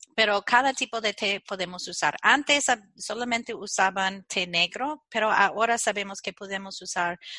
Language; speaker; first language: Spanish; non-native, fluent; English